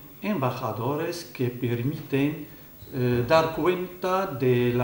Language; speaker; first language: Spanish; non-native, fluent; Arabic